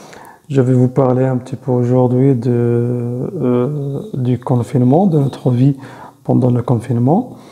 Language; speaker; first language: French; non-native, fluent; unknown